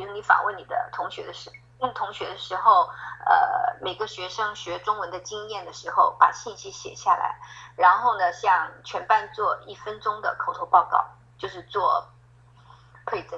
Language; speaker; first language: Chinese; native; Chinese